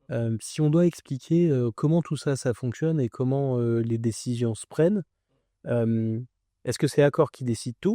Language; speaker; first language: French; native; French